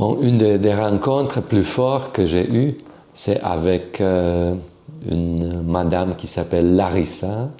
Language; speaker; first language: French; non-native, fluent; Slovak